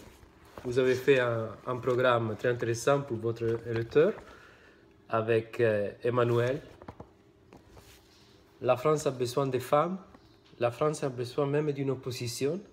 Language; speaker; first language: French; non-native, fluent; Italian